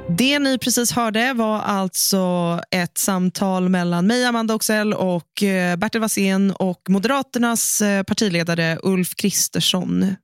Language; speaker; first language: Swedish; native; Swedish